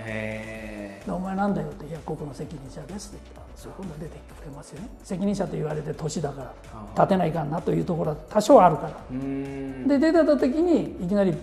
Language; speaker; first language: Japanese; native; Japanese